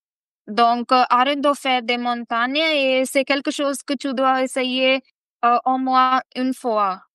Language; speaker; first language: French; non-native, fluent; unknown